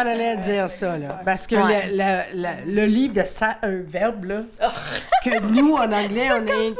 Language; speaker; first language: French; native; French